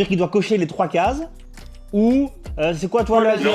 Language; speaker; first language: French; native; French